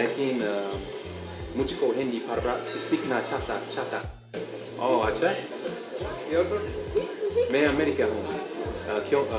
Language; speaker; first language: Hindi; non-native, learner; English